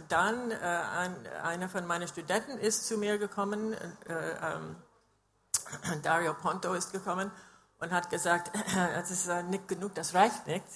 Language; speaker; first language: German; non-native, fluent; English